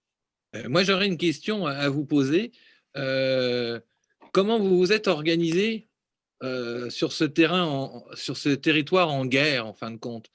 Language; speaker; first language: French; native; French